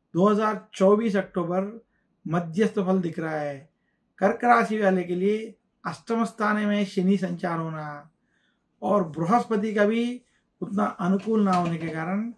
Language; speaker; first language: Hindi; non-native, local second language; Telugu